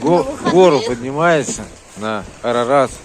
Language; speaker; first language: Russian; native; Russian